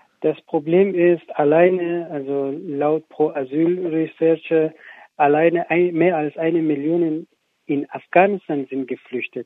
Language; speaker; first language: German; non-native, fluent; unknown